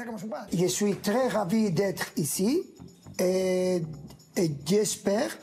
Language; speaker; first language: French; non-native, learner; Spanish